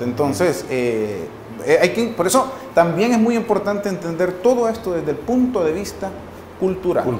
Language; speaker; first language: Spanish; native; Spanish